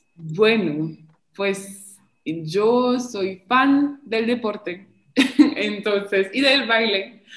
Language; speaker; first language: Spanish; non-native, fluent; French